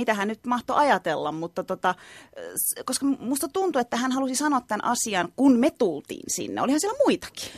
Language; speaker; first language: Finnish; early bilingual, other home language; Turkish